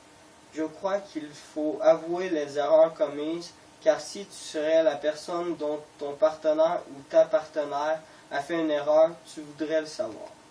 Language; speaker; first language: French; native; French